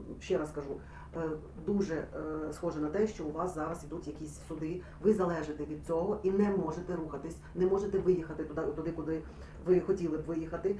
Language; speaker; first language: Ukrainian; non-native, local second language; Russian